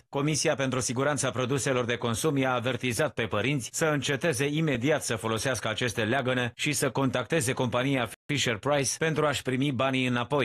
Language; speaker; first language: Romanian; native; Romanian